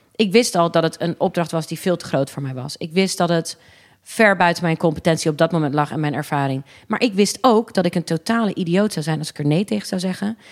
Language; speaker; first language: Dutch; early bilingual, other home language; English